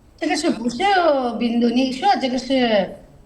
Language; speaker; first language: Chinese; non-native, learner; Telugu